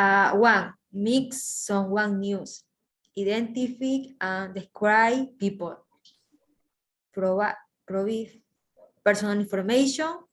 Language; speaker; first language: English; non-native, learner; Spanish